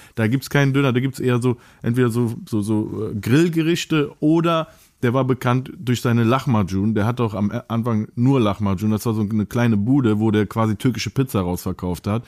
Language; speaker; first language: German; native; German